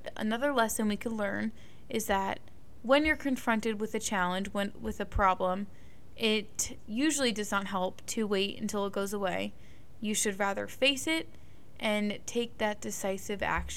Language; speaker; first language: English; native; English